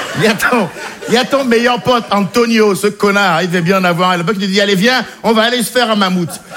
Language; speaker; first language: French; native; French